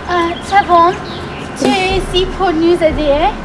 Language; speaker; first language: French; non-native, learner; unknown